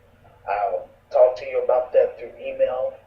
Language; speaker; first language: English; native; English